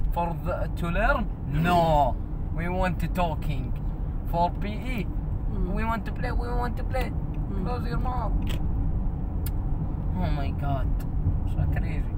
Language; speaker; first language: English; non-native, learner; Arabic